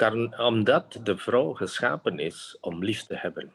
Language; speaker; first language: Dutch; non-native, fluent; Indonesian